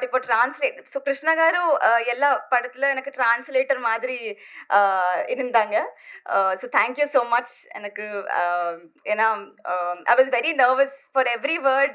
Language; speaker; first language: Tamil; non-native, learner; Telugu